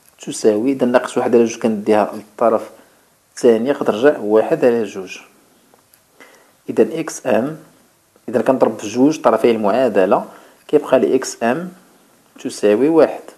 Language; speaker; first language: Arabic; native; Arabic